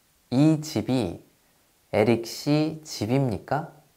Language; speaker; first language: Korean; native; Korean